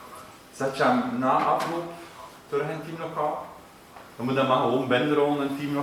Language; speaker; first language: Dutch; native; Dutch